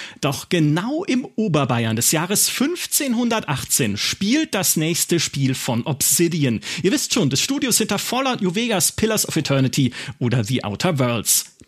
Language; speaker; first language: German; native; German